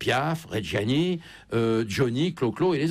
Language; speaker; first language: French; native; French